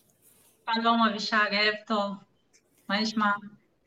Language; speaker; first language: Hebrew; non-native, fluent; Portuguese